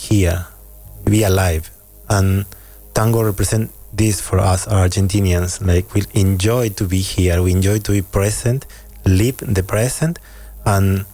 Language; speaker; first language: English; non-native, fluent; Spanish